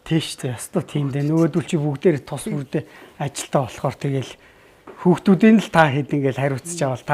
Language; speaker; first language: Mongolian; native; Mongolian